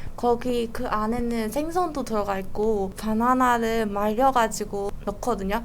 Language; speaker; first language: Korean; non-native, fluent; Burmese